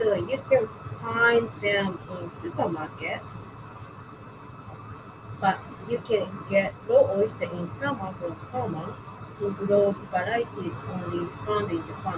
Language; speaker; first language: English; non-native, learner; Japanese